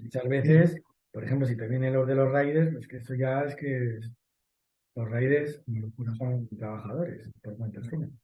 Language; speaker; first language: Spanish; native; Spanish